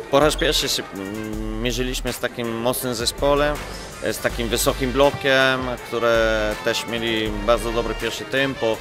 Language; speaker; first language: Polish; non-native, fluent; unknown